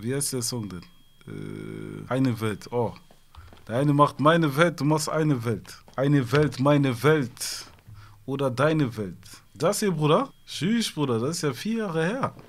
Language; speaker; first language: German; early bilingual, other home language; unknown